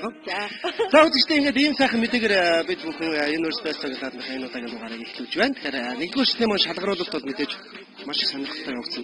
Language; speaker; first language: Mongolian; native; Mongolian